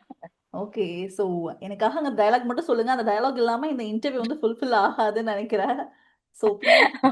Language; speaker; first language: Tamil; native; Tamil